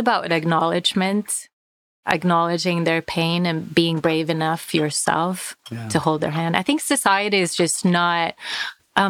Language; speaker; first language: English; non-native, fluent; Finnish